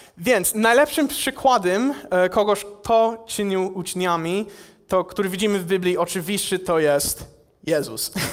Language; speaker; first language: Polish; non-native, fluent; English